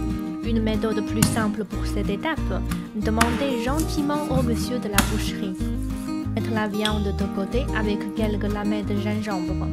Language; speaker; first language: French; non-native, fluent; Chinese